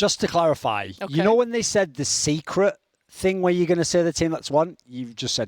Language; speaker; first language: English; native; English